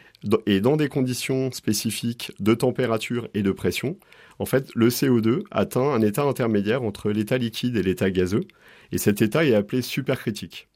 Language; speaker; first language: French; native; French